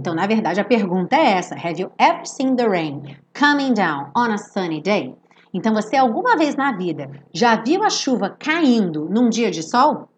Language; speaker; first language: Portuguese; native; Portuguese